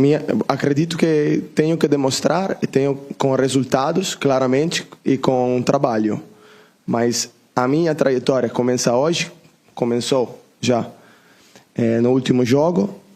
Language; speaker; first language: Portuguese; non-native, learner; Italian